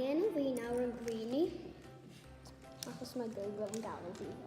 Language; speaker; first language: Welsh; non-native, local second language; English